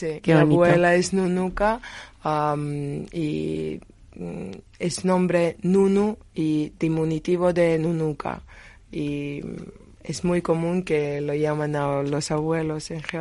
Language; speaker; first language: Spanish; non-native, learner; Georgian